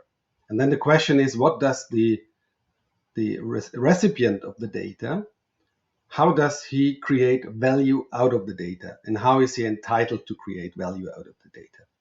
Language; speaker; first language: English; non-native, fluent; German